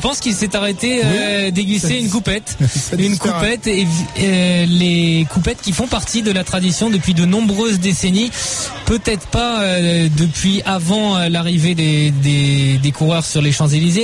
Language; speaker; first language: French; native; French